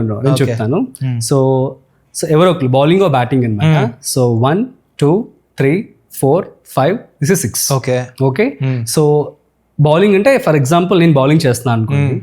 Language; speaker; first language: Telugu; native; Telugu